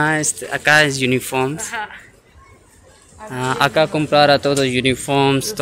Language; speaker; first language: Spanish; non-native, learner; Hindi